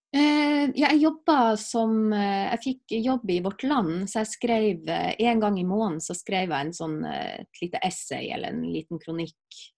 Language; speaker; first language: Norwegian; native; Norwegian